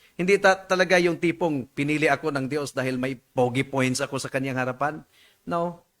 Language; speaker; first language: Filipino; non-native, local second language; Cebuano